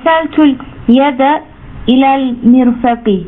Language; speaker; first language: Arabic; non-native, learner; Turkish